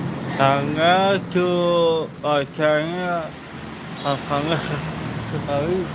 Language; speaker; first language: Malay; non-native, local second language; Balinese